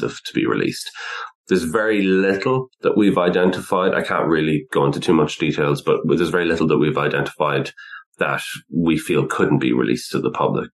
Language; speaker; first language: English; native; English